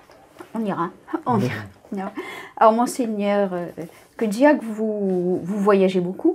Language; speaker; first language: French; native; French